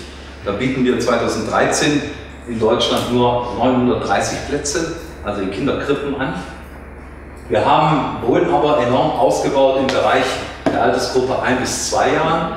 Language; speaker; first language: German; native; German